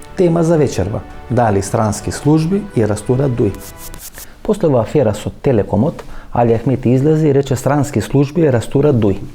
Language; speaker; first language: Macedonian; native; Macedonian